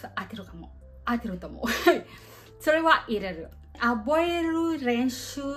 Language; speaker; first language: Japanese; non-native, learner; Filipino